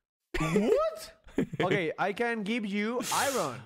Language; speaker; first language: English; non-native, learner; Spanish